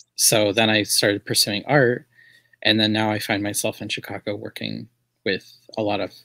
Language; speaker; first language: English; native; English